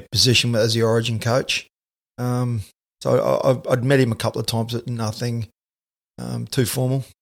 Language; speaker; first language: English; native; English